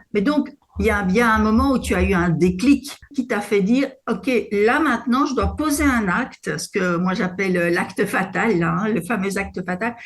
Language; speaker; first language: French; native; French